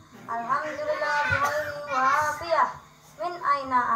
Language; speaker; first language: Arabic; non-native, learner; Indonesian